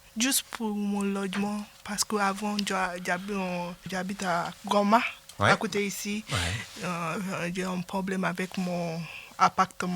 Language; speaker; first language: French; non-native, learner; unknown